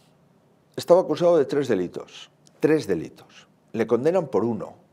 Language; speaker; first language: Spanish; native; Spanish